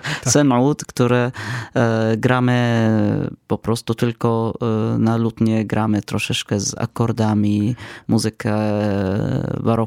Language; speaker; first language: Polish; non-native, fluent; Arabic